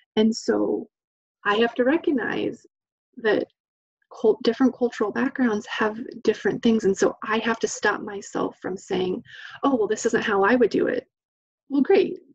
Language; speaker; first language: English; native; English